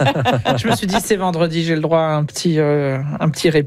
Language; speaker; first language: French; native; French